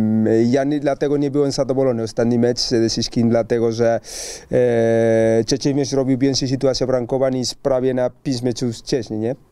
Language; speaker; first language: Polish; non-native, learner; Spanish